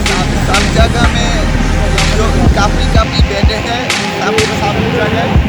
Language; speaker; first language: Hindi; non-native, learner; Bangla